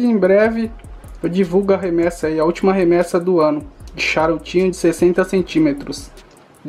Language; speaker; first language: Portuguese; native; Portuguese